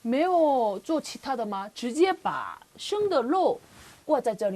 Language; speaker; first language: Chinese; non-native, learner; Korean